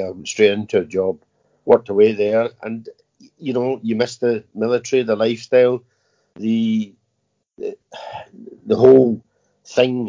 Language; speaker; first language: English; native; English